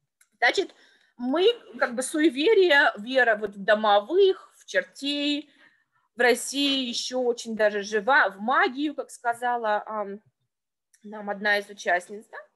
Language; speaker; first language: Russian; native; Russian